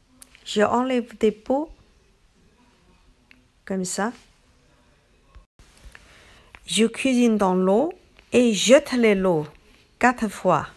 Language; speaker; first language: French; non-native, learner; Chinese